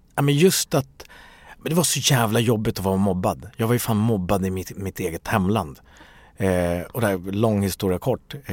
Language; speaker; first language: Swedish; early bilingual, other home language; Bangla